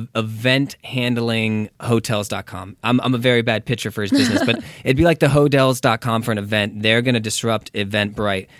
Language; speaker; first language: English; native; English